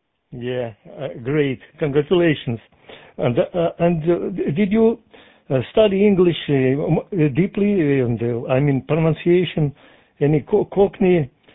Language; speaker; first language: English; non-native, fluent; Russian